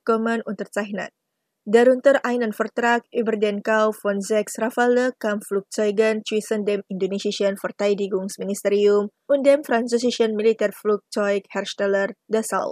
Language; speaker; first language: German; non-native, fluent; Indonesian